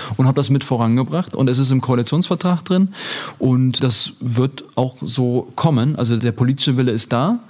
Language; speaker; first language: German; early bilingual, other home language; Turkish